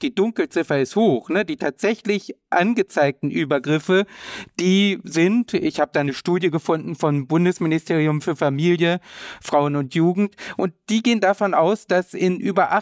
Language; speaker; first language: German; native; German